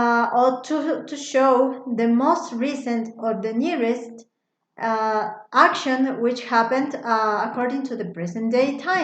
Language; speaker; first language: English; non-native, fluent; Spanish